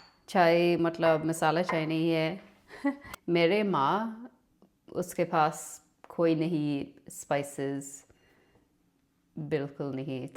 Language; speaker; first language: Hindi; non-native, learner; English